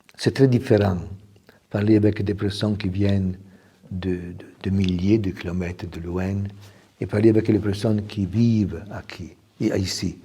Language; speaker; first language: French; non-native, fluent; Italian